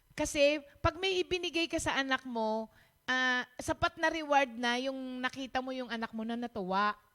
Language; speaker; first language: Filipino; non-native, local second language; Pampanga